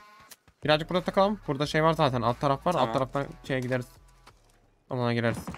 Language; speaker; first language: Turkish; native; Turkish